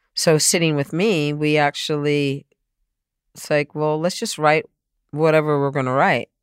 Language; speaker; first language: English; native; English